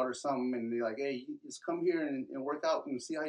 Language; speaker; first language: English; native; English